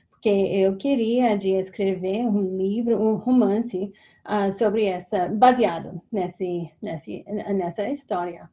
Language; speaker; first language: Portuguese; non-native, learner; English